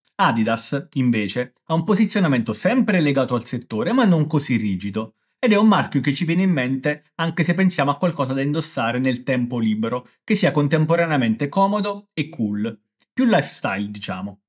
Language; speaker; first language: Italian; native; Italian